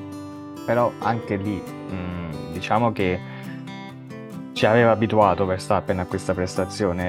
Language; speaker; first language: Italian; native; Italian